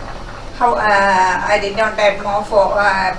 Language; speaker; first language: English; non-native, local second language; Sinhala